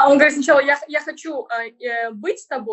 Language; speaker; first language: Russian; native; Russian